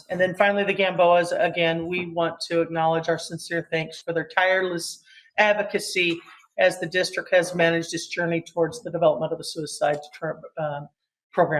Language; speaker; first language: English; native; English